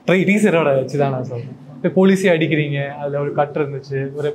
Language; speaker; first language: Tamil; native; Tamil